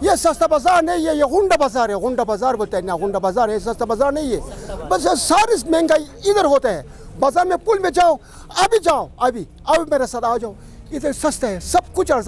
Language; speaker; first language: Hindi; non-native, local second language; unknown